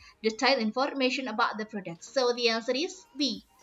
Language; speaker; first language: English; non-native, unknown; Indonesian